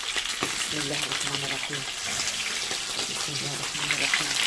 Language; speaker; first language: Arabic; native; Arabic